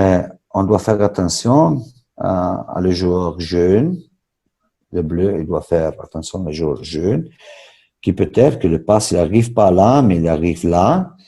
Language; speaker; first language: French; non-native, fluent; Italian